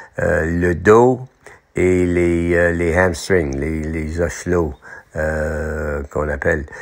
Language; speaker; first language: French; non-native, local second language; English